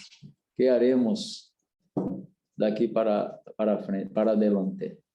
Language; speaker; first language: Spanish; non-native, learner; Portuguese